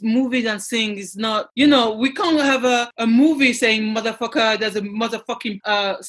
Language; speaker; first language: English; non-native, fluent; French